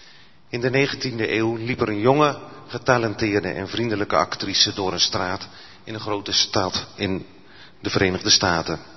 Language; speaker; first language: Dutch; native; Dutch